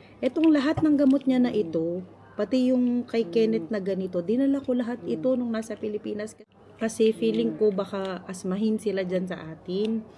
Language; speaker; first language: Filipino; non-native, local second language; Pampanga